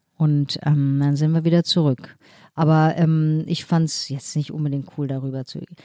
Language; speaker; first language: German; native; German